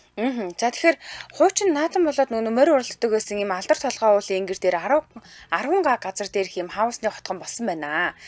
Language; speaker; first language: Mongolian; native; Mongolian